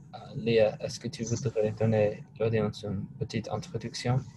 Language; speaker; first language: French; non-native, learner; English